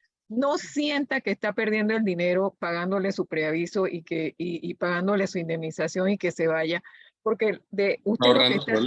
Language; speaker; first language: Spanish; native; Spanish